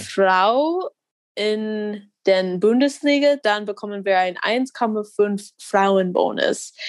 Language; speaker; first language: German; non-native, learner; English